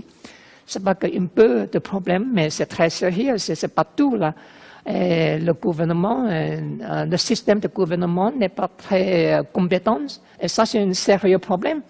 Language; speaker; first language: French; non-native, learner; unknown